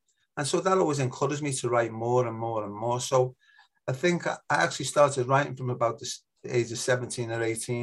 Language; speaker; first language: English; native; English